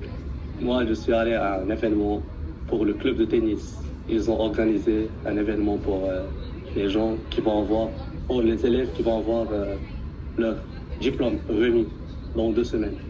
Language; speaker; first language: French; early bilingual, heritage; Arabic